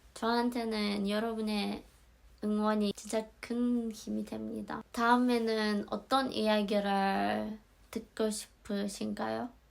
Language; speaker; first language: Korean; non-native, fluent; Azerbaijani